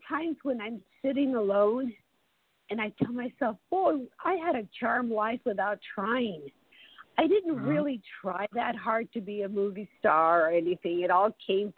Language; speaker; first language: English; early bilingual, other home language; Spanish